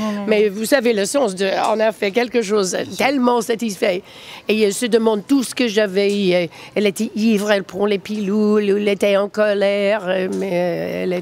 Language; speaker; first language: French; non-native, fluent; English